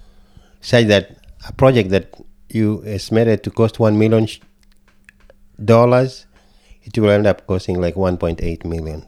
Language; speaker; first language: English; non-native, local second language; Gusii